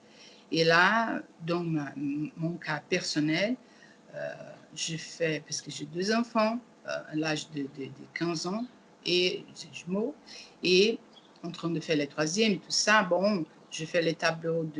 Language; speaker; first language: French; non-native, learner; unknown